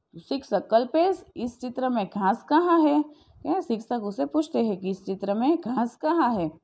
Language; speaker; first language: Hindi; non-native, local second language; Gujarati